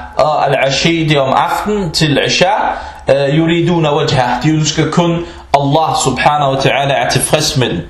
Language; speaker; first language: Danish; early bilingual, other home language; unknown